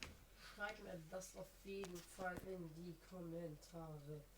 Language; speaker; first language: German; early bilingual, other home language; Arabic